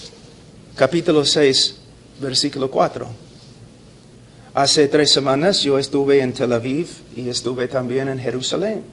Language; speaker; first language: Spanish; non-native, fluent; English